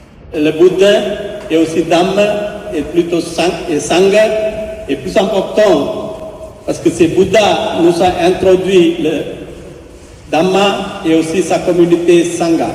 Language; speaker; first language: French; non-native, fluent; Sinhala